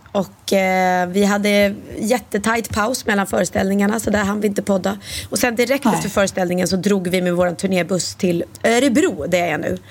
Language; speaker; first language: Swedish; native; Swedish